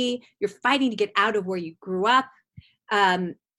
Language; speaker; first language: English; native; English